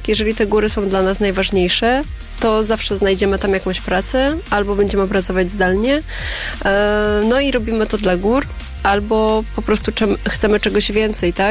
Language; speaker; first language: Polish; native; Polish